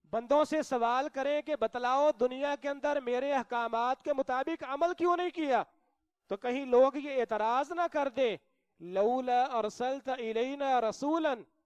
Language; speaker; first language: Urdu; non-native, local second language; Punjabi